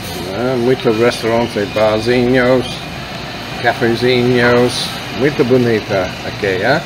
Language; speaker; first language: Portuguese; non-native, learner; English